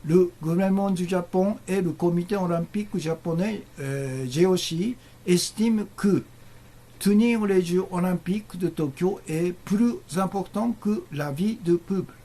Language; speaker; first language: French; non-native, learner; Japanese